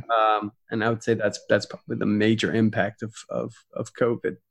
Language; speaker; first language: English; native; English